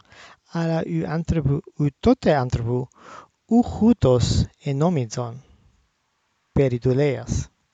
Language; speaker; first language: Greek; non-native, learner; English